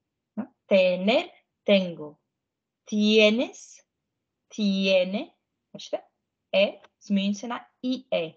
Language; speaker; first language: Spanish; non-native, fluent; Ukrainian